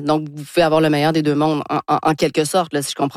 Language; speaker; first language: French; native; French